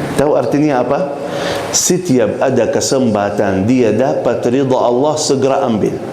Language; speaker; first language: Malay; non-native, fluent; Arabic